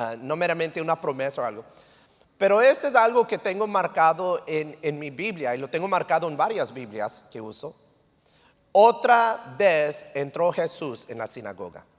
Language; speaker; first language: Spanish; early bilingual, heritage; English